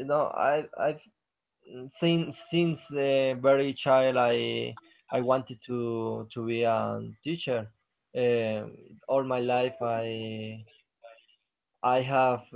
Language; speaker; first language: English; non-native, learner; Spanish